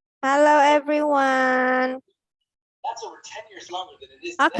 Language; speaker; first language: English; non-native, fluent; Indonesian